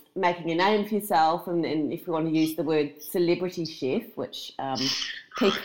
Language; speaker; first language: English; native; English